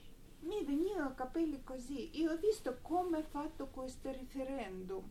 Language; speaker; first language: Italian; non-native, learner; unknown